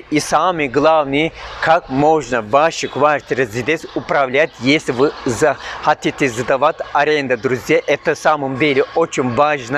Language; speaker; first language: Russian; non-native, learner; Turkish